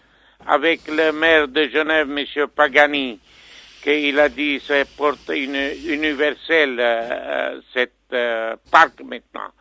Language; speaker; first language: French; non-native, fluent; Armenian